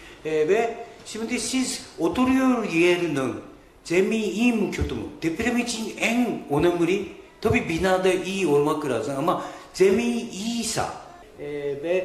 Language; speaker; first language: Turkish; non-native, learner; Japanese